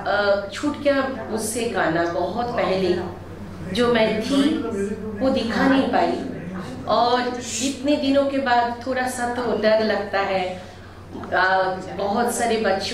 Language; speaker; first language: Hindi; non-native, local second language; Bangla